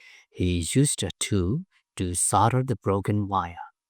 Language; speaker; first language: English; non-native, fluent; Burmese